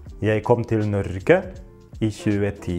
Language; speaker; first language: Norwegian; non-native, fluent; Polish